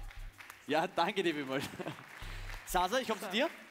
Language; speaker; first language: German; native; German